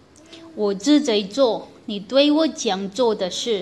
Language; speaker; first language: Chinese; non-native, learner; Filipino